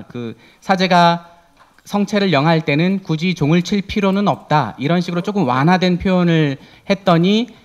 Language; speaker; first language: Korean; native; Korean